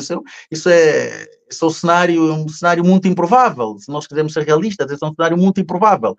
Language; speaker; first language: Portuguese; native; Portuguese